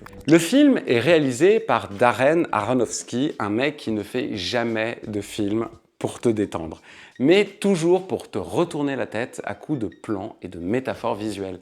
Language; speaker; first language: French; native; French